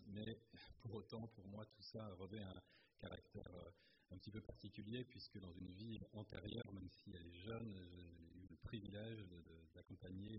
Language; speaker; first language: French; native; French